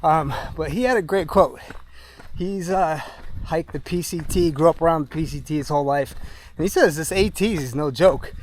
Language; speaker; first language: English; native; English